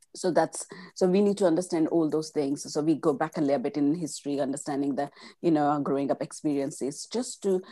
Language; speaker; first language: English; non-native, local second language; Gujarati